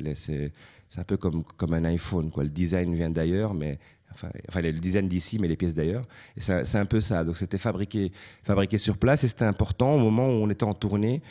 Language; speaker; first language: French; native; French